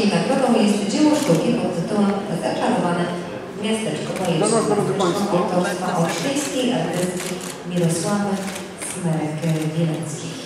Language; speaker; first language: Polish; native; Polish